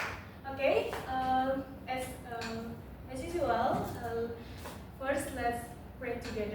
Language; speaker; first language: English; non-native, learner; Indonesian